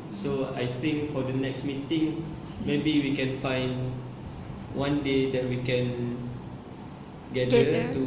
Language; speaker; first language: English; non-native, local second language; Malay